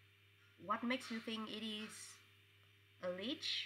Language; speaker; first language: English; non-native, fluent; Vietnamese